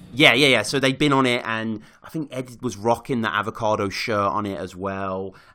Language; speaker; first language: English; native; English